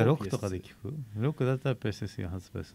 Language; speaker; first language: Japanese; native; Japanese